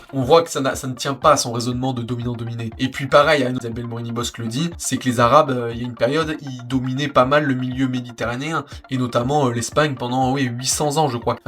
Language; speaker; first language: French; native; French